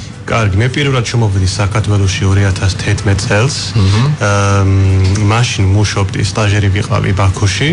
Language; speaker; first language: Georgian; non-native, fluent; English